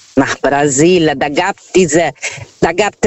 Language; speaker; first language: German; non-native, fluent; Portuguese